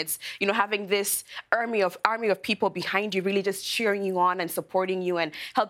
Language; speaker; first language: English; non-native, local second language; Luo (Kenya and Tanzania)